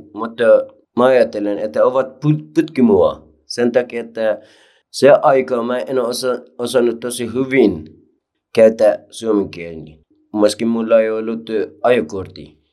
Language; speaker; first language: Finnish; non-native, learner; Persian